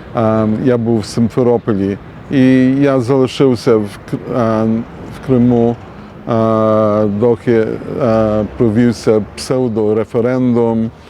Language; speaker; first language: Ukrainian; early bilingual, heritage; Ukrainian